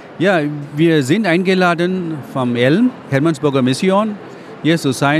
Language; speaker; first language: German; non-native, fluent; Tamil